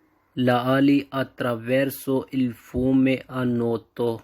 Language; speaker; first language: Italian; non-native, fluent; Urdu